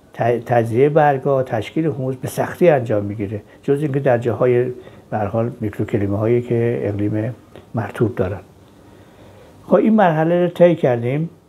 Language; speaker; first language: Persian; native; Persian